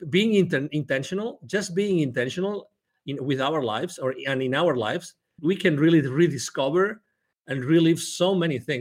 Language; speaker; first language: English; non-native, fluent; Spanish